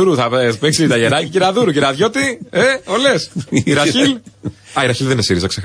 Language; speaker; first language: Greek; native; Greek